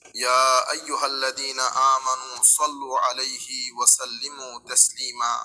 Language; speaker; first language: Arabic; non-native, fluent; Bangla